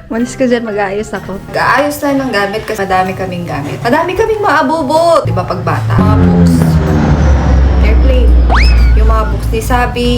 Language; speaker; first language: Filipino; native; Filipino